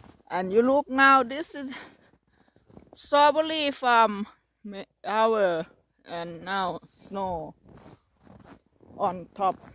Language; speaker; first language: English; non-native, learner; Thai